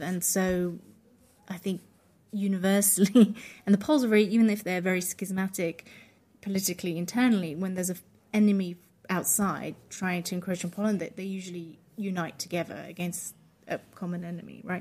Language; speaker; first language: English; non-native, local second language; Polish